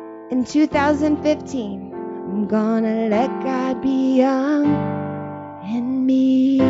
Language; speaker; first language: English; early bilingual, other home language; Spanish